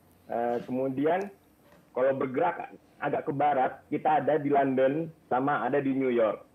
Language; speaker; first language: Indonesian; native; Indonesian